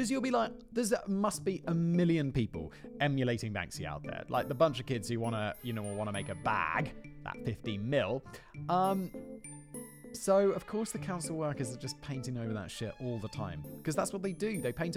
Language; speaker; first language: English; native; English